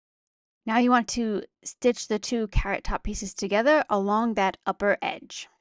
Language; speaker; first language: English; native; English